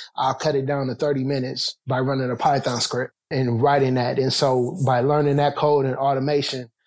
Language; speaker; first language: English; native; English